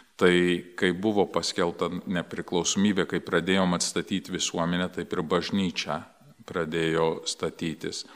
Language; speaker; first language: Lithuanian; early bilingual, heritage; Lithuanian